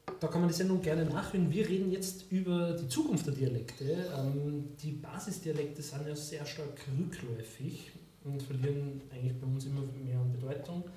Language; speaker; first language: German; native; German